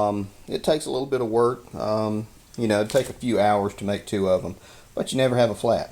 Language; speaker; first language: English; native; English